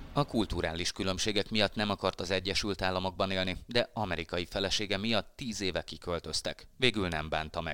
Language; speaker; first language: Hungarian; native; Hungarian